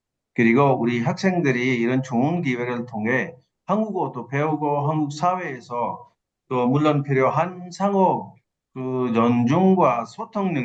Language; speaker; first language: Korean; non-native, fluent; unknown